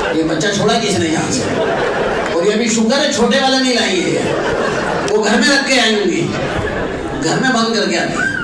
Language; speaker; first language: Urdu; native; Urdu